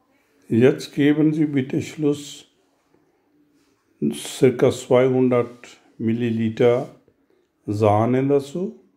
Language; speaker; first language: German; non-native, learner; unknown